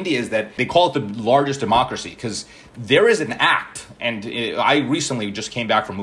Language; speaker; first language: English; early bilingual, other home language; Malayalam